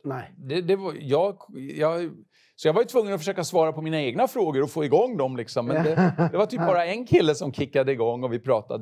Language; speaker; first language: Swedish; native; Swedish